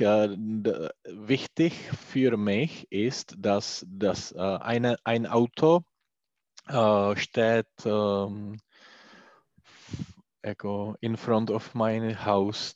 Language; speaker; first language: German; non-native, learner; Czech